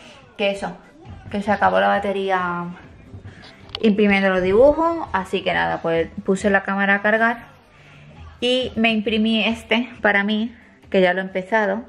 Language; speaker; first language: Spanish; native; Spanish